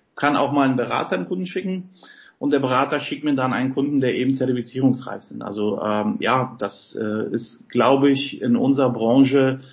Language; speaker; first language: German; early bilingual, other home language; Polish